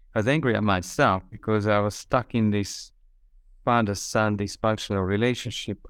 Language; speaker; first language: English; non-native, fluent; Hungarian